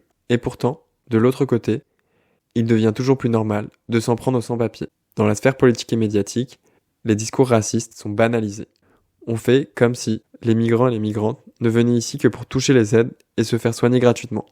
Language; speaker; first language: French; native; French